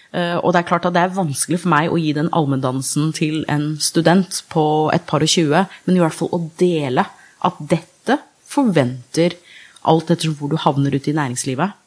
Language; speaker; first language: Norwegian; early bilingual, other home language; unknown